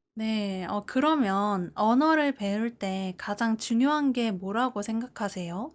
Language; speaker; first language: Korean; native; Korean